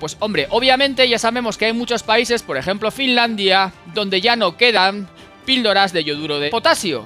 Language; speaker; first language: Spanish; native; Spanish